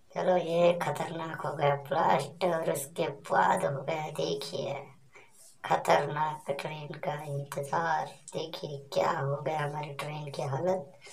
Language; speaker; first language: Hindi; non-native, local second language; Marathi